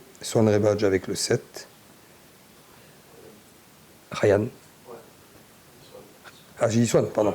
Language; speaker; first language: French; native; French